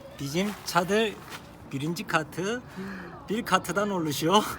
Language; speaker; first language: Turkish; non-native, learner; Korean